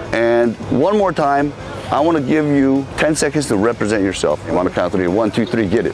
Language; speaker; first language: English; early bilingual, other home language; Korean